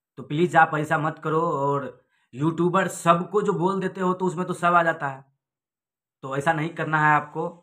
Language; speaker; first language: Hindi; native; Hindi